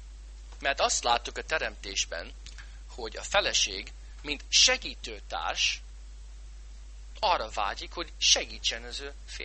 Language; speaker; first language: Hungarian; non-native, fluent; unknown